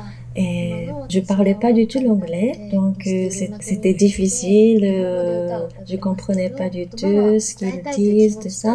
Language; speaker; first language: French; non-native, fluent; Japanese